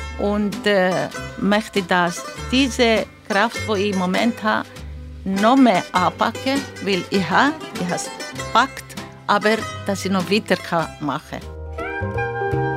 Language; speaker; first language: German; non-native, fluent; Greek